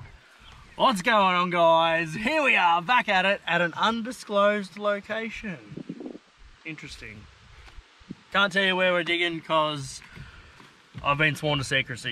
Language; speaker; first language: English; native; English